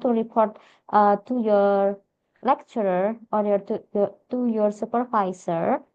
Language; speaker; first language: English; non-native, fluent; Indonesian